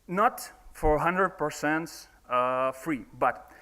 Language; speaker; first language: English; non-native, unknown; Russian